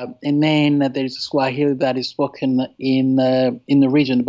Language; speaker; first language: English; non-native, fluent; Rundi